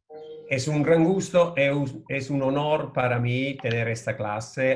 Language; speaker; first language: Spanish; non-native, fluent; Italian